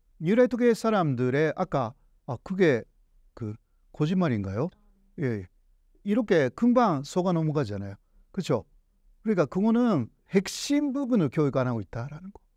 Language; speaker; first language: Korean; non-native, fluent; Japanese